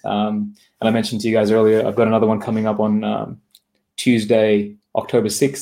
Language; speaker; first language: English; native; English